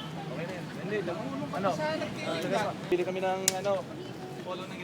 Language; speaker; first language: Filipino; non-native, learner; English